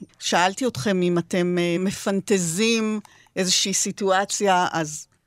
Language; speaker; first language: Hebrew; native; Hebrew